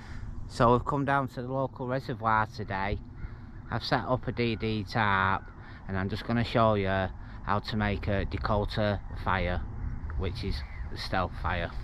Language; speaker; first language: English; native; English